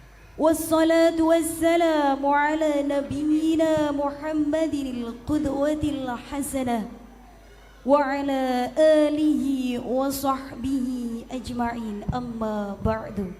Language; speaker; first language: Arabic; non-native, learner; Indonesian